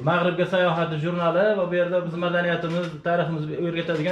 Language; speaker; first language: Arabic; non-native, learner; Uzbek